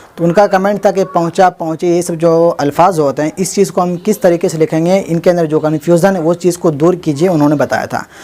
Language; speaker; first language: Hindi; native; Hindi